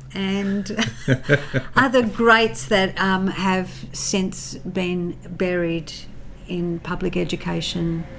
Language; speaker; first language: English; native; English